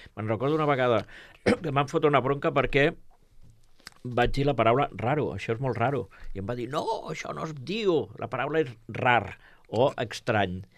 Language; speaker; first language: Catalan; native; Catalan